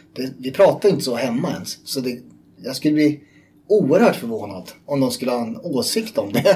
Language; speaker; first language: Swedish; native; Swedish